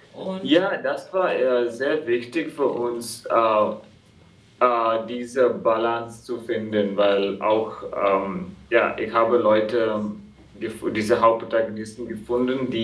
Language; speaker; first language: German; non-native, fluent; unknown